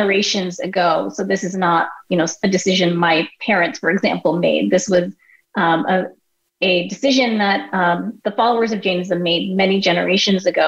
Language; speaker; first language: English; native; English